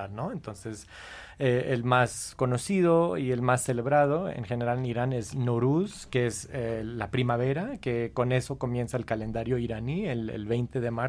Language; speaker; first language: Spanish; non-native, fluent; English